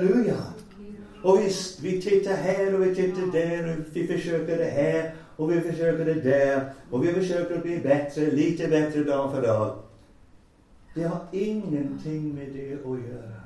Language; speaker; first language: Swedish; non-native, fluent; English